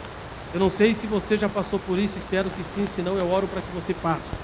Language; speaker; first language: Portuguese; native; Portuguese